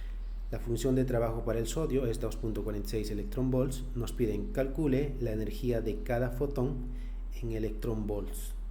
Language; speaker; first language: Spanish; native; Spanish